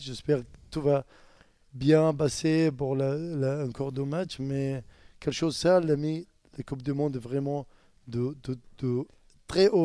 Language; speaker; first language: French; non-native, learner; Arabic